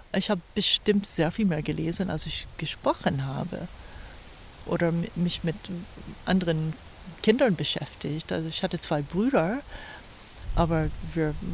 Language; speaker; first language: German; non-native, fluent; English